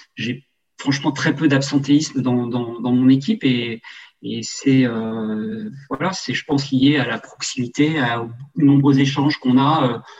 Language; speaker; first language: French; native; French